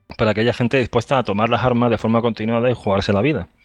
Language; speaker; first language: Spanish; native; Spanish